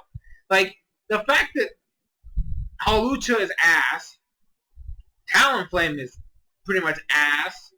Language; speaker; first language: English; native; English